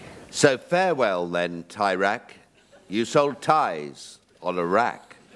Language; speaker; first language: English; native; English